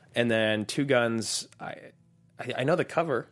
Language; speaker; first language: English; native; English